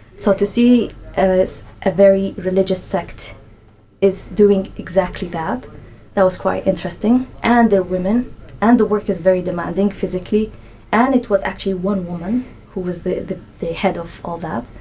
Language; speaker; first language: English; non-native, fluent; Arabic